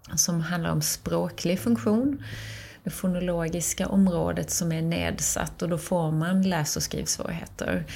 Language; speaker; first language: Swedish; native; Swedish